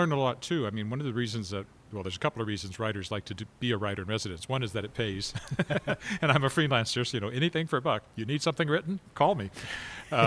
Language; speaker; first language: English; native; English